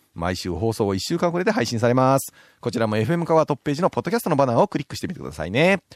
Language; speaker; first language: Japanese; native; Japanese